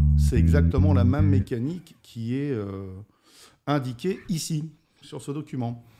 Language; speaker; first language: French; native; French